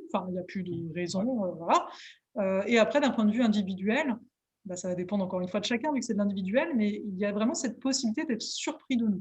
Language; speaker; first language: French; native; French